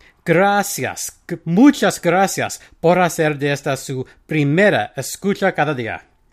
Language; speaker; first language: Spanish; non-native, learner; English